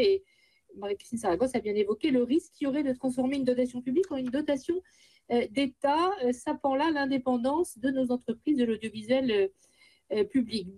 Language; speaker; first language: French; native; French